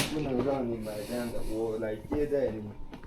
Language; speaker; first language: Chinese; non-native, local second language; Tibetan